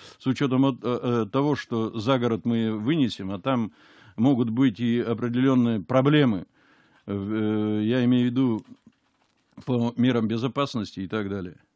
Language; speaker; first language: Russian; native; Russian